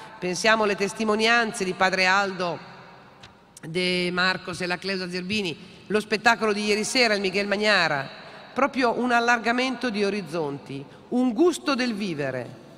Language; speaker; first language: Italian; native; Italian